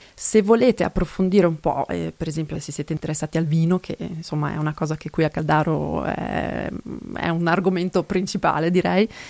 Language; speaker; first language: Italian; non-native, local second language; German